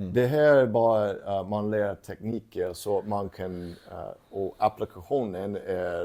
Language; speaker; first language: Swedish; non-native, fluent; English